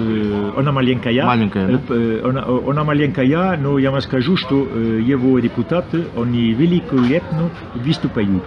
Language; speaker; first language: Russian; non-native, fluent; French